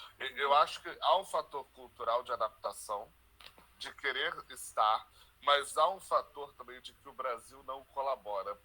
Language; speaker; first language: Portuguese; native; Portuguese